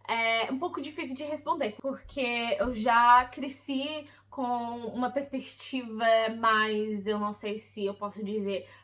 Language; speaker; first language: Portuguese; early bilingual, heritage; English